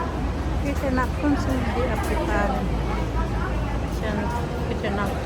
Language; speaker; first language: German; non-native, fluent; Filipino